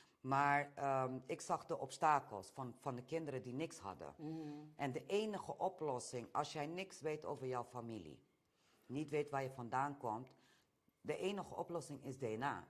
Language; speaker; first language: Dutch; early bilingual, other home language; Romany